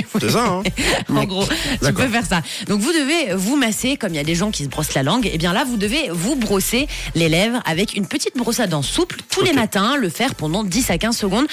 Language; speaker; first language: French; native; French